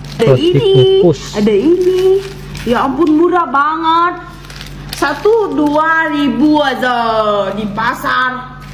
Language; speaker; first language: Indonesian; non-native, learner; Vietnamese